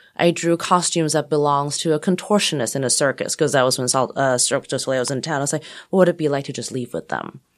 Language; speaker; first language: English; non-native, local second language; Cantonese